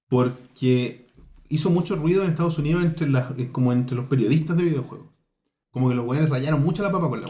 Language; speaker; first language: Spanish; native; Spanish